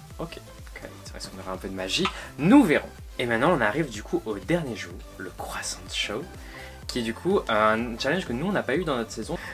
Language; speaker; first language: French; native; French